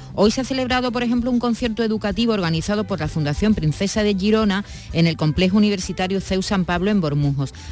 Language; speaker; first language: Spanish; native; Spanish